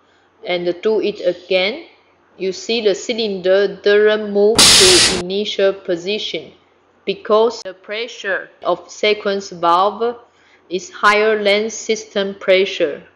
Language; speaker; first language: English; non-native, fluent; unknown